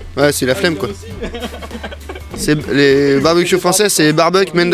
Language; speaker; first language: French; native; French